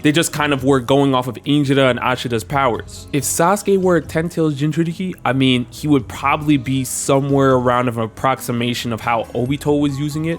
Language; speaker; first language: English; native; English